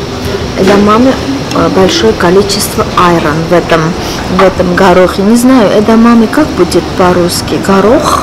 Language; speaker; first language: Russian; non-native, fluent; Armenian